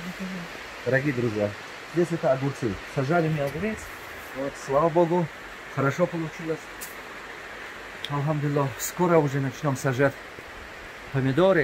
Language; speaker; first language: Russian; non-native, local second language; Tajik